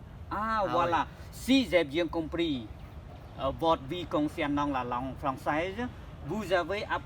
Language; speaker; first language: French; non-native, fluent; Khmer